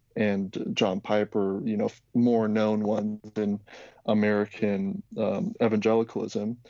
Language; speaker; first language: English; non-native, fluent; Slovak